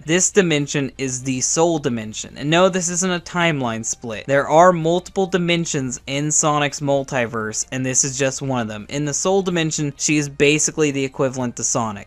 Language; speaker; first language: English; native; English